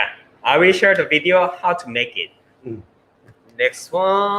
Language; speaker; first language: English; non-native, learner; Korean